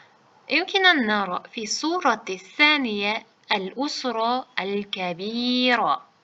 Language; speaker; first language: Arabic; non-native, fluent; Uzbek